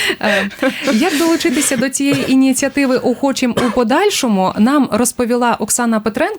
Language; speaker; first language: Ukrainian; native; Ukrainian